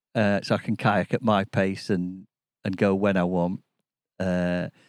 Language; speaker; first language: English; native; English